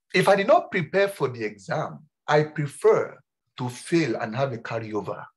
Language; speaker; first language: English; non-native, local second language; Yoruba